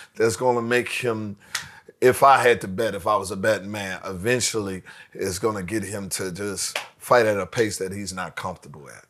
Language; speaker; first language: English; native; English